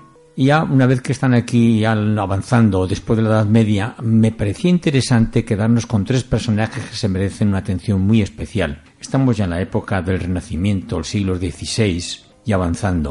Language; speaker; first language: Spanish; native; Spanish